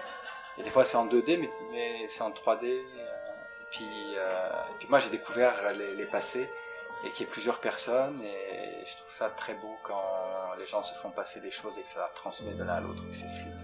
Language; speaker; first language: French; native; French